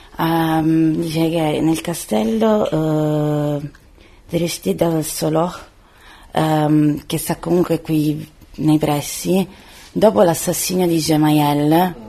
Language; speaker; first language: Italian; native; Italian